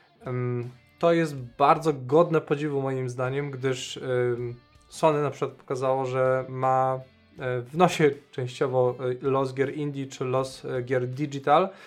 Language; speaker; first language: Polish; native; Polish